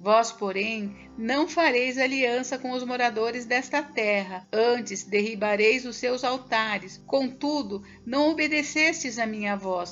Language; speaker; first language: Portuguese; native; Portuguese